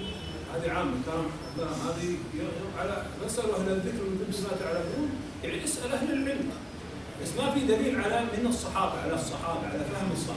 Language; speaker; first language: Arabic; native; Arabic